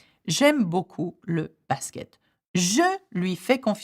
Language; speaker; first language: French; non-native, fluent; English